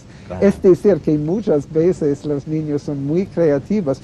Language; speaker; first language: Spanish; non-native, fluent; English